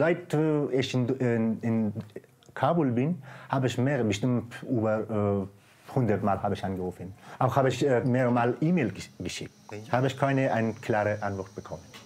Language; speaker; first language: German; non-native, learner; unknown